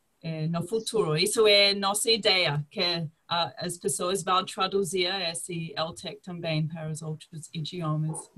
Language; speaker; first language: Portuguese; non-native, fluent; English